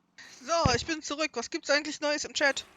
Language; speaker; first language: German; native; German